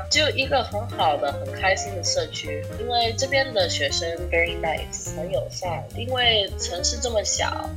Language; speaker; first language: Chinese; non-native, fluent; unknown